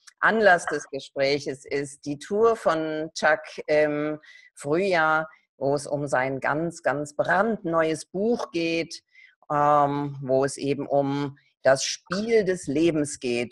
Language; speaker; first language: German; native; German